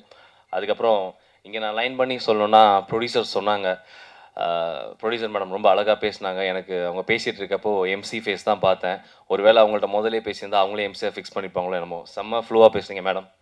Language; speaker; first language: Tamil; native; Tamil